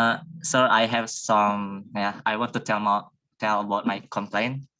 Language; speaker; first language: English; non-native, learner; Indonesian